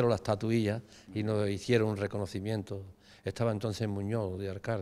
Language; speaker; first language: Spanish; native; Spanish